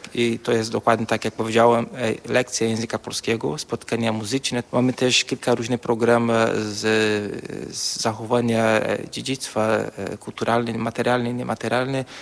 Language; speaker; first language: Polish; early bilingual, heritage; Polish